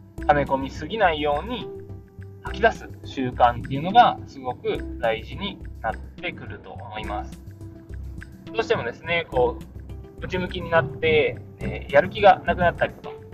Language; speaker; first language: Japanese; native; Japanese